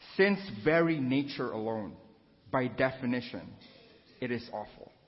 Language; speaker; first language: English; non-native, local second language; Filipino